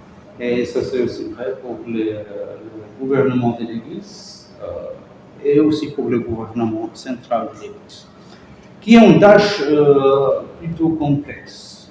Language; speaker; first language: French; non-native, fluent; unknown